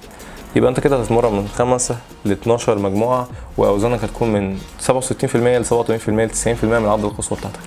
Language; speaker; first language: Arabic; native; Arabic